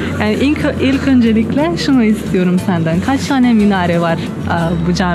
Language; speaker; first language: Turkish; non-native, fluent; Slovenian